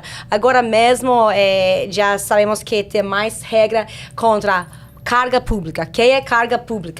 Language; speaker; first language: Portuguese; non-native, fluent; English